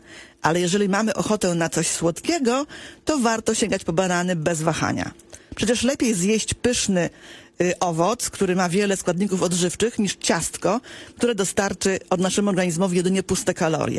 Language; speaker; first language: Polish; native; Polish